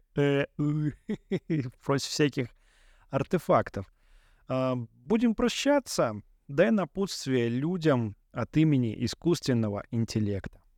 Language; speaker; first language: Russian; native; Russian